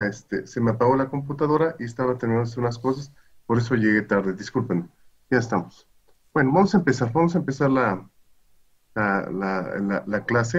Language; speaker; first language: Spanish; native; Spanish